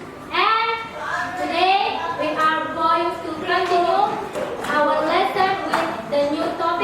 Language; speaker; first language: English; non-native, fluent; Indonesian